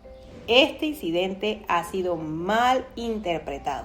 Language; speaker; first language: Spanish; native; Spanish